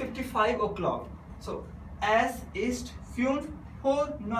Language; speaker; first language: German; non-native, learner; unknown